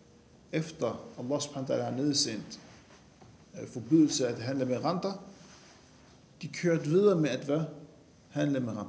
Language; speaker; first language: Danish; non-native, fluent; Arabic